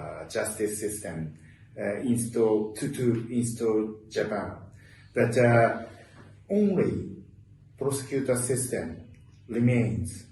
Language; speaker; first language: English; non-native, learner; Japanese